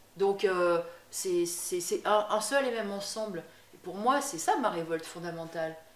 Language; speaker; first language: French; native; French